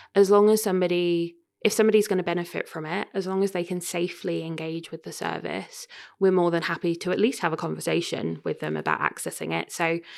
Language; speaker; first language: English; native; English